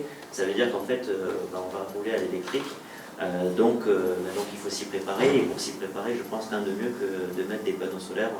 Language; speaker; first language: French; native; French